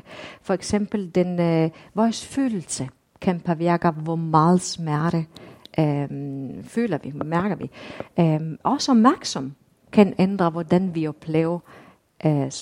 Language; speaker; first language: Danish; non-native, fluent; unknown